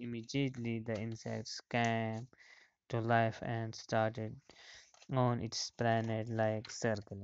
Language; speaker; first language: English; non-native, local second language; Kashmiri